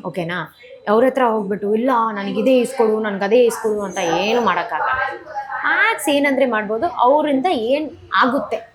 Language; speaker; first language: Kannada; non-native, local second language; Malayalam